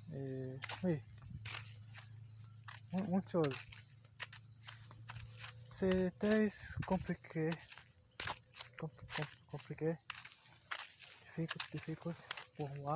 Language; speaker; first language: French; non-native, learner; Portuguese